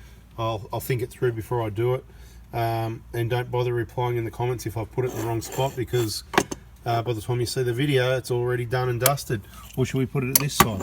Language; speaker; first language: English; native; English